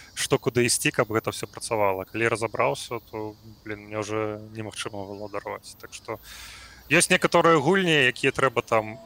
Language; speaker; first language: Belarusian; non-native, local second language; Russian